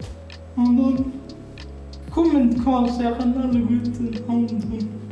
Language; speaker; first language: German; non-native, local second language; Luxembourgish